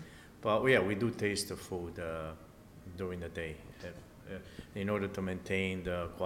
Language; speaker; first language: English; non-native, fluent; Italian